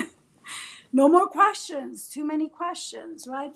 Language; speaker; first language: English; non-native, fluent; Persian